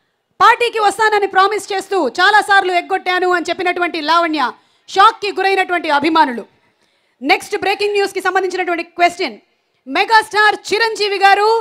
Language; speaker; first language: Telugu; native; Telugu